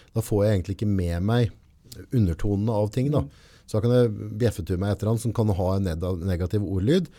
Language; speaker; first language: Norwegian; native; Norwegian